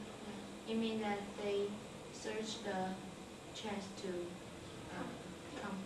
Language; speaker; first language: English; non-native, learner; Chinese